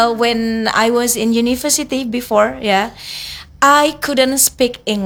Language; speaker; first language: English; non-native, fluent; Indonesian